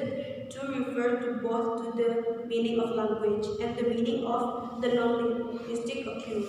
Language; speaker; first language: English; non-native, learner; Indonesian